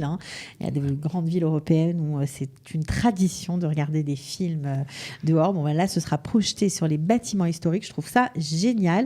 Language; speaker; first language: French; native; French